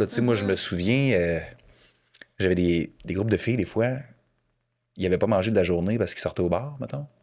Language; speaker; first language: French; native; French